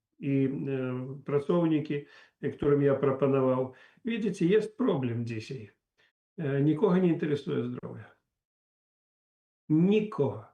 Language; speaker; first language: Polish; non-native, learner; Belarusian